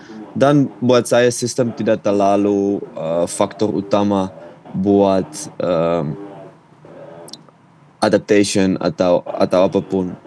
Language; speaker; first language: Indonesian; non-native, fluent; Dutch